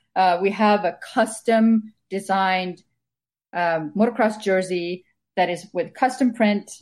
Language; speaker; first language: English; non-native, fluent; Estonian